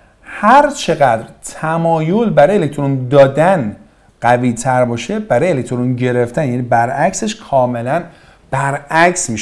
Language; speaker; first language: Persian; native; Persian